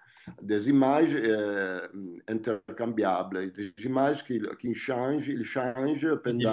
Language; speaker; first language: French; non-native, fluent; Italian